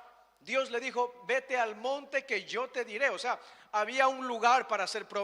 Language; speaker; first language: Spanish; native; Spanish